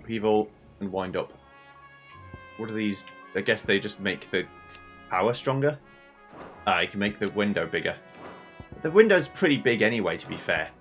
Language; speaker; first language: English; native; English